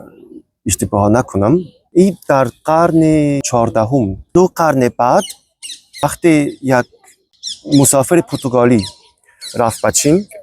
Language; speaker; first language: Persian; non-native, fluent; Chinese